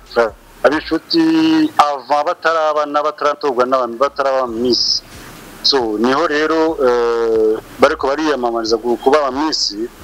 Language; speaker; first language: Rundi; native; Rundi